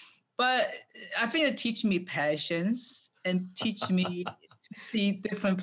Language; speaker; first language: English; non-native, fluent; Chinese